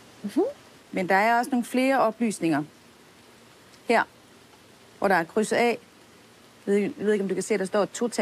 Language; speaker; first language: Danish; native; Danish